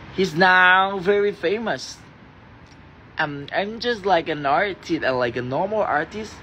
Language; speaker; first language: English; non-native, learner; Thai